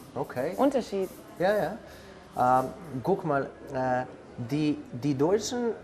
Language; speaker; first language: German; non-native, fluent; Polish